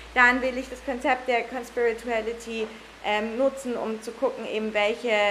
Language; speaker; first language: German; non-native, fluent; English